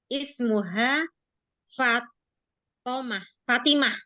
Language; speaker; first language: Arabic; non-native, learner; Indonesian